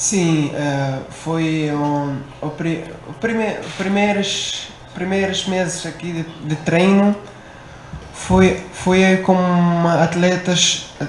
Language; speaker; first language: Portuguese; non-native, learner; Arabic